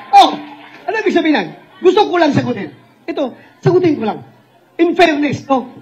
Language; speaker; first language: Filipino; non-native, local second language; Cebuano